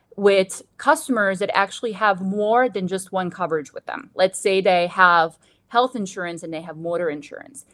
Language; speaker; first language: English; non-native, fluent; Bosnian